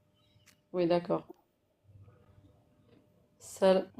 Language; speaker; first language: French; native; French